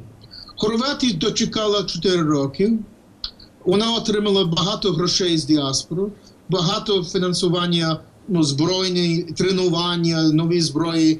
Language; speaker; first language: Ukrainian; non-native, fluent; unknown